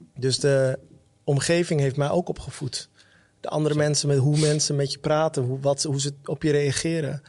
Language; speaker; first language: Dutch; early bilingual, other home language; Somali